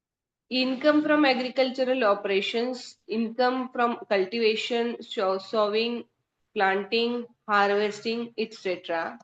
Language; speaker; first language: English; non-native, local second language; Hindi